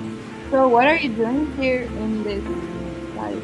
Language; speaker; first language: English; non-native, fluent; Russian